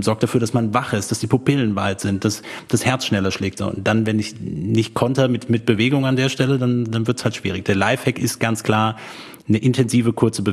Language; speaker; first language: German; native; German